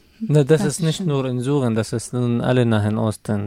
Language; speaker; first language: German; non-native, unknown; Arabic